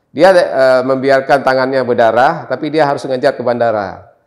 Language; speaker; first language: Indonesian; native; Indonesian